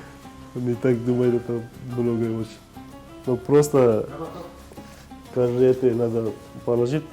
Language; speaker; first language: Russian; non-native, learner; Turkish